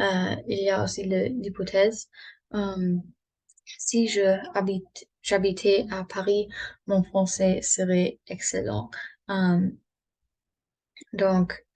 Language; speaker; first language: French; non-native, learner; English